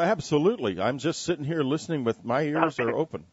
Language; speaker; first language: English; native; English